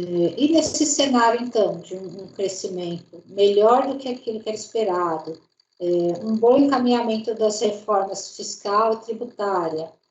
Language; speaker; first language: Portuguese; native; Portuguese